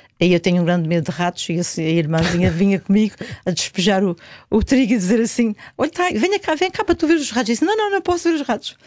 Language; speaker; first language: Portuguese; native; Portuguese